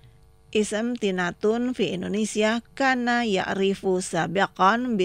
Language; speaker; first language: Arabic; non-native, fluent; Indonesian